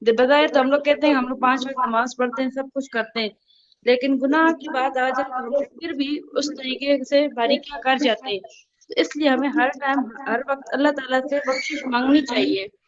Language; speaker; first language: Urdu; non-native, local second language; Punjabi